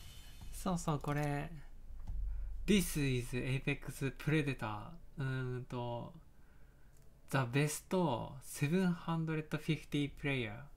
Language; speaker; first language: English; non-native, learner; Japanese